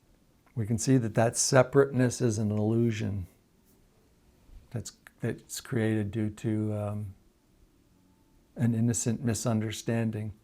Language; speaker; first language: English; native; English